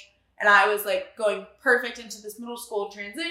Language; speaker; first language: English; native; English